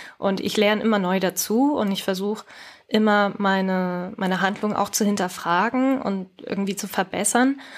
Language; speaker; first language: German; early bilingual, other home language; Japanese